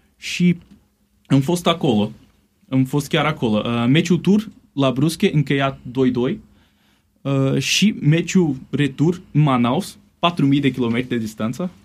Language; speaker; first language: Romanian; non-native, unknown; Portuguese